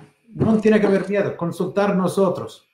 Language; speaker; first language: Spanish; non-native, fluent; English